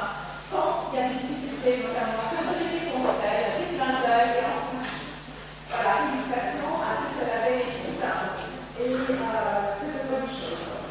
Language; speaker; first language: French; native; French